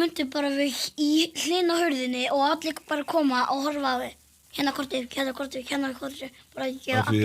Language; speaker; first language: Icelandic; early bilingual, other home language; Portuguese